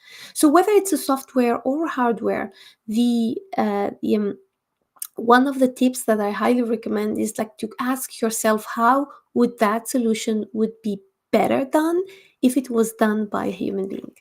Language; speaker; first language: English; non-native, fluent; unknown